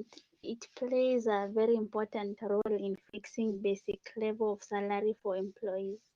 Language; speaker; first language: English; non-native, local second language; Swahili